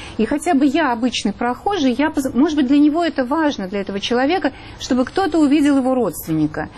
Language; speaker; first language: Russian; native; Russian